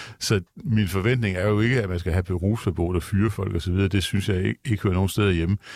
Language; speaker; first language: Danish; native; Danish